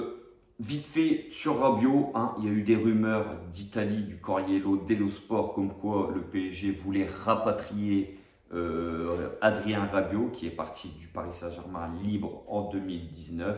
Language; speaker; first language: French; native; French